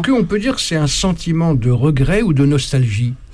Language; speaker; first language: French; native; French